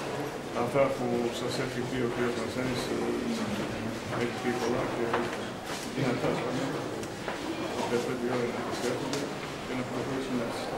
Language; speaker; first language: Greek; non-native, fluent; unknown